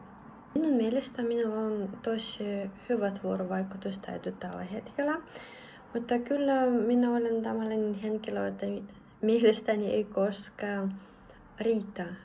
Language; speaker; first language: Finnish; non-native, fluent; Russian